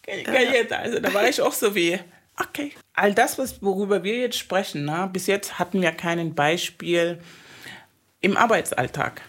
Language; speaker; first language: German; non-native, fluent; Spanish